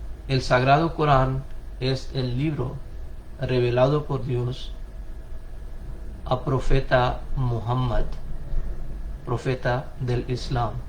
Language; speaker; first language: Spanish; non-native, fluent; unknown